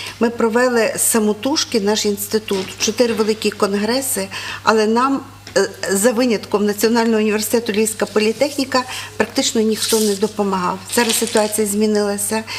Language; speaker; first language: Ukrainian; native; Ukrainian